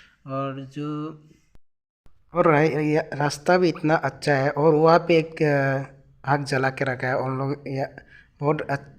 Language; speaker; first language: Hindi; non-native, local second language; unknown